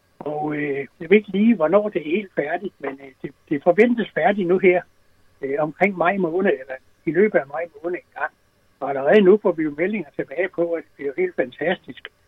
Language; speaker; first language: Danish; native; Danish